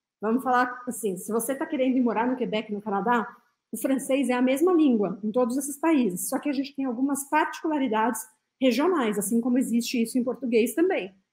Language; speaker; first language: Portuguese; non-native, fluent; French